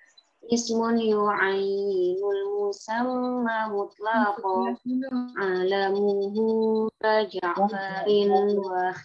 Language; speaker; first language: Arabic; non-native, fluent; Indonesian